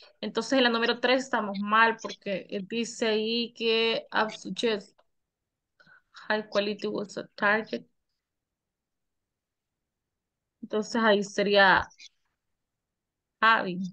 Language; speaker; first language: Spanish; native; Spanish